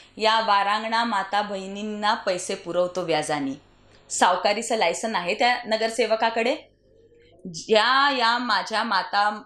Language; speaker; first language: Marathi; native; Marathi